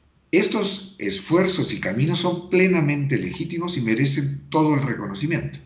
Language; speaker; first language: Spanish; native; Spanish